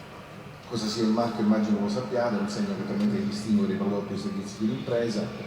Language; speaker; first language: Italian; native; Italian